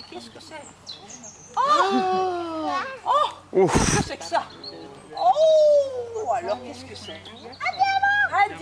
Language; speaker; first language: French; native; French